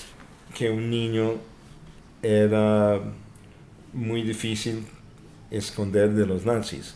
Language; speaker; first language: Spanish; non-native, fluent; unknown